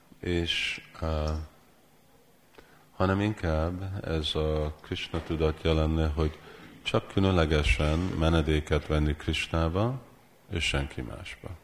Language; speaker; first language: Hungarian; early bilingual, heritage; Hungarian